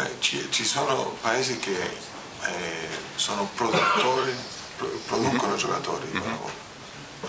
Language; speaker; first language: Italian; non-native, fluent; Spanish